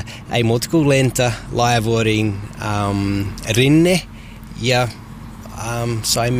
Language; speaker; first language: Finnish; non-native, learner; English